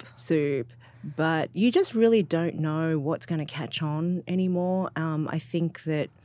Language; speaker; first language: English; native; English